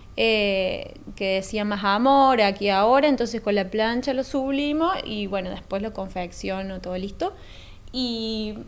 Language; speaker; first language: Spanish; native; Spanish